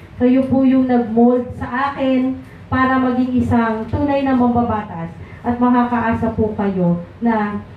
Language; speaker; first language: Filipino; non-native, local second language; Pangasinan